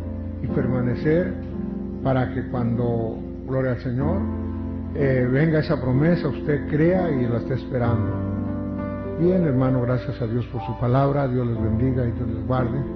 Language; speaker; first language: Spanish; native; Spanish